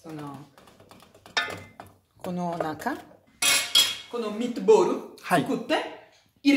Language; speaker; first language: Japanese; non-native, learner; Italian